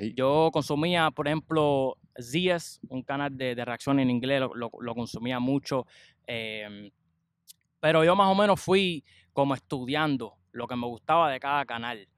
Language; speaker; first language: Spanish; native; Spanish